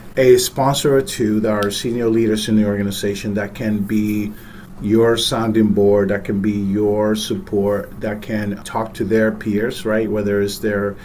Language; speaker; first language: English; early bilingual, other home language; Spanish